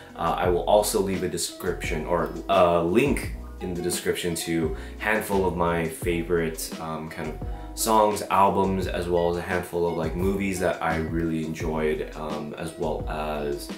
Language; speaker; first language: English; early bilingual, other home language; Korean